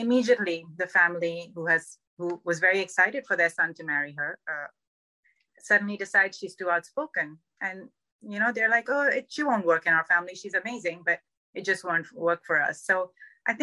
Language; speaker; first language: English; non-native, local second language; Urdu